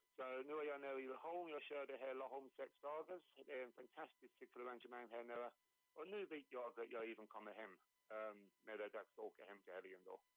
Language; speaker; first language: Swedish; non-native, fluent; English